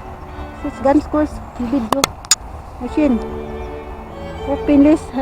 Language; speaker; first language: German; non-native, learner; Filipino